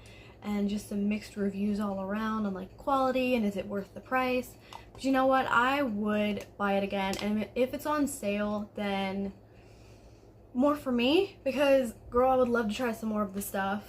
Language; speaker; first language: English; native; English